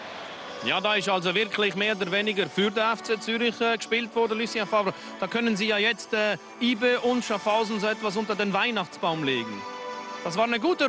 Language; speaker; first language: German; native; German